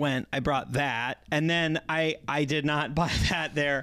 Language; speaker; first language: English; native; English